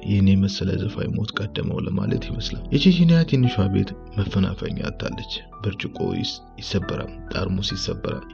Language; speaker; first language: Amharic; native; Amharic